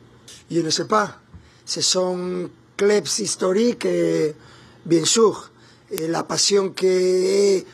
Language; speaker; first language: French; non-native, learner; Spanish